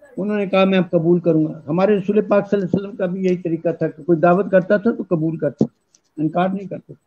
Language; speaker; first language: Urdu; non-native, local second language; Punjabi